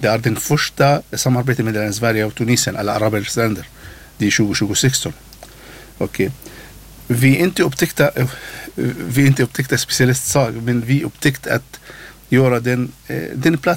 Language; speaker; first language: Swedish; non-native, learner; Arabic